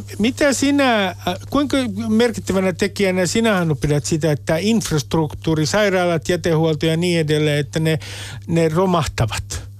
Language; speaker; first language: Finnish; native; Finnish